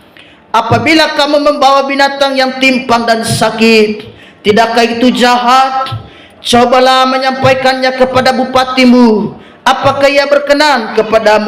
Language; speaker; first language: Indonesian; native; Indonesian